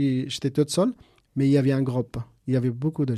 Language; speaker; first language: French; non-native, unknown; Persian